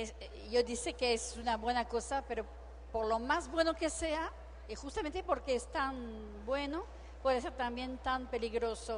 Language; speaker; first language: Spanish; non-native, fluent; French